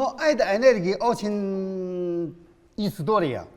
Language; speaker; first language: Russian; non-native, learner; Chinese